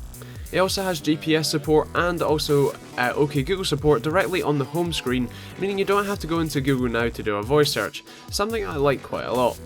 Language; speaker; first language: English; native; English